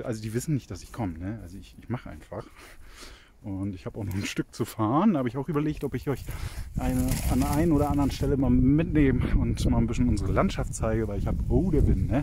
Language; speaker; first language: German; native; German